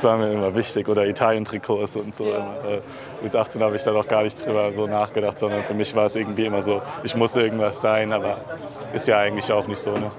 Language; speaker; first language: German; native; German